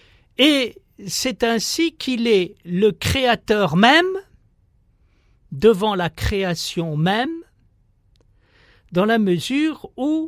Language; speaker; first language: French; native; French